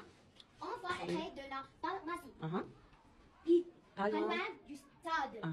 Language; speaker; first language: French; non-native, learner; Arabic